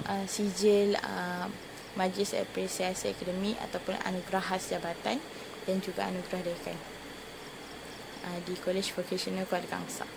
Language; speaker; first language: Malay; native; Malay